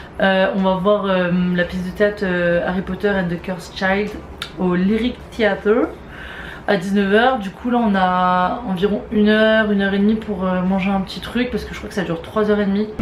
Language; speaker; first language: French; native; French